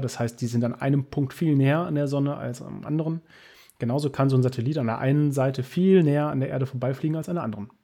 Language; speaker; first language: German; native; German